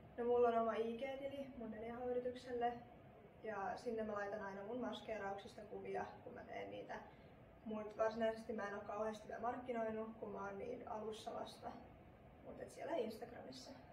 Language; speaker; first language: Finnish; native; Finnish